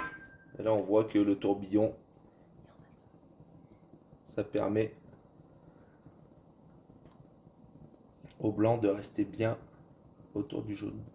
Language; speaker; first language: French; native; French